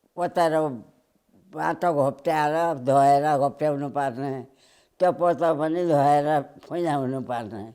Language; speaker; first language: Nepali; early bilingual, heritage; Nepali